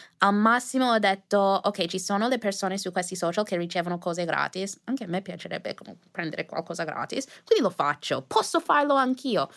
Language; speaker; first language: Italian; non-native, fluent; English